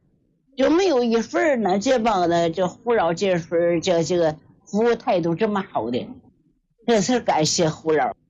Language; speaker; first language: Chinese; native; Chinese